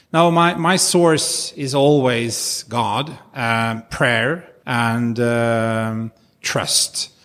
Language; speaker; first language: English; non-native, fluent; Norwegian